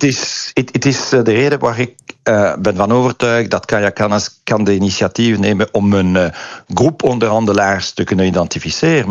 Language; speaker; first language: Dutch; non-native, local second language; French